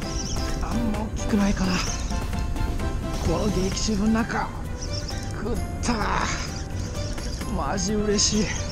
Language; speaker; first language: Japanese; native; Japanese